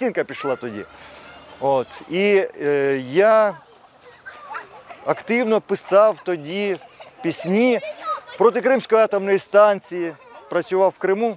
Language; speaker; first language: Ukrainian; native; Ukrainian